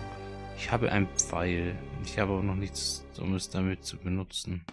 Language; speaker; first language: German; native; German